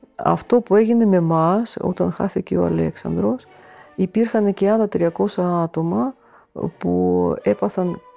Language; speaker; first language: Greek; non-native, fluent; Russian